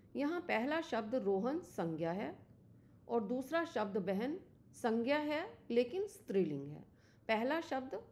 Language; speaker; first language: Hindi; native; Hindi